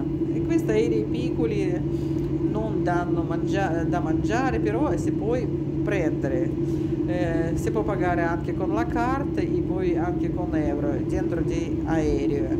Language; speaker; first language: Italian; non-native, learner; Russian